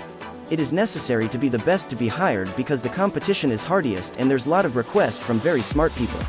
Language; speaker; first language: English; non-native, learner; French